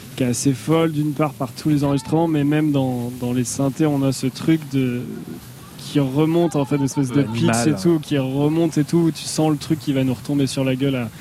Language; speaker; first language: French; native; French